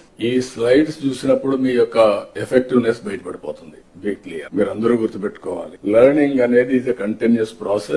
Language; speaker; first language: Telugu; native; Telugu